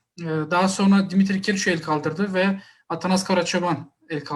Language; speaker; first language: Turkish; native; Turkish